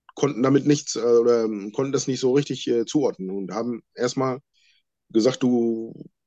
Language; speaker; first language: German; non-native, fluent; Sinhala